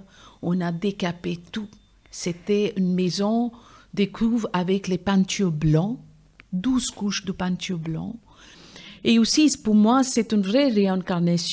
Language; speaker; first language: French; non-native, fluent; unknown